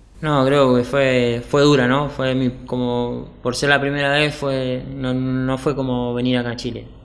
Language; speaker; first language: Spanish; native; Spanish